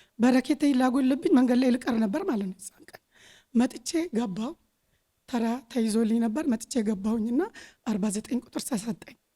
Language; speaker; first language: Amharic; native; Amharic